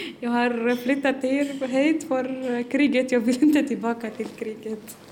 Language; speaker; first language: Swedish; non-native, learner; Arabic